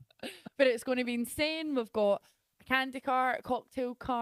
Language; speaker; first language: English; native; English